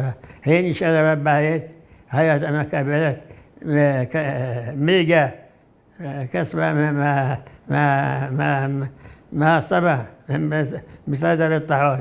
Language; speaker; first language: Hebrew; non-native, fluent; Arabic